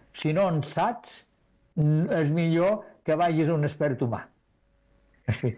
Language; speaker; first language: Catalan; native; Catalan